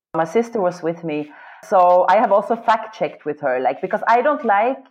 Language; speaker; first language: English; non-native, fluent; Swedish